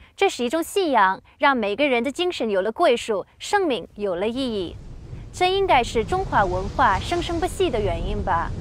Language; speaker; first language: Chinese; non-native, fluent; English